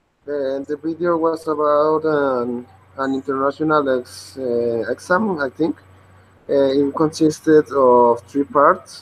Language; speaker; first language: English; non-native, learner; Spanish